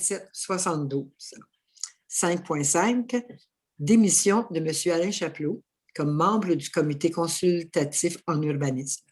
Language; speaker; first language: French; native; French